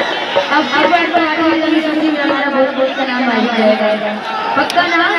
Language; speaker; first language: Hindi; non-native, local second language; Bhojpuri